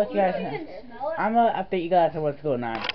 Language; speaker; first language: English; native; English